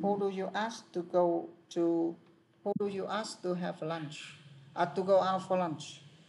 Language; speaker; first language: English; non-native, fluent; Vietnamese